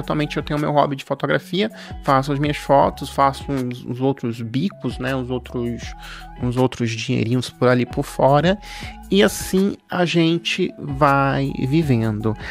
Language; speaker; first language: Portuguese; native; Portuguese